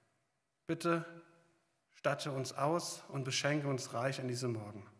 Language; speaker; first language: German; native; German